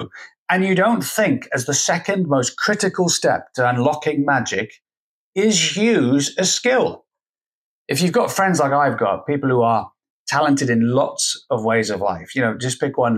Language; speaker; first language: English; native; English